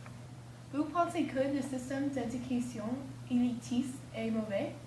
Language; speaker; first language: French; non-native, learner; English